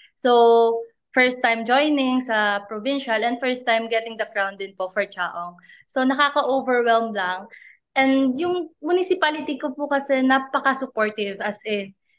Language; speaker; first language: Filipino; native; Filipino